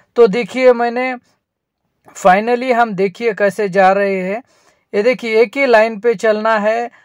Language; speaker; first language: Hindi; non-native, local second language; Marathi